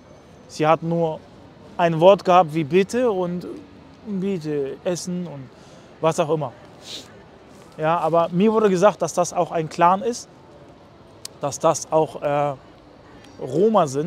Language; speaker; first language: German; native; German